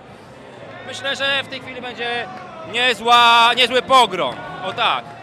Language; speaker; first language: Polish; native; Polish